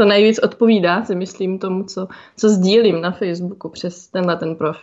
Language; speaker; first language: Czech; native; Czech